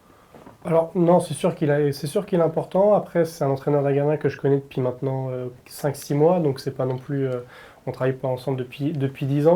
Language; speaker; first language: French; native; French